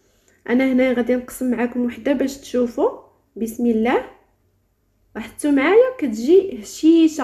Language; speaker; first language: Arabic; native; Arabic